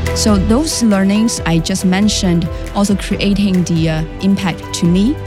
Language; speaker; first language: English; non-native, fluent; Chinese